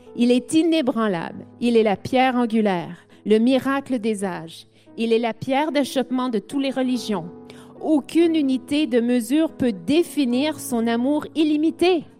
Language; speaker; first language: French; native; French